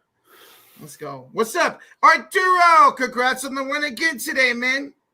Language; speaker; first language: English; native; English